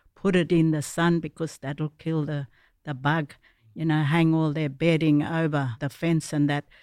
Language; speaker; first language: English; native; English